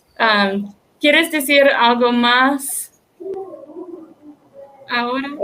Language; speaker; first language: Spanish; non-native, learner; English